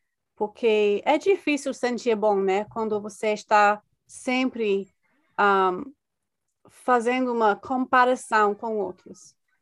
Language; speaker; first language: Portuguese; non-native, fluent; English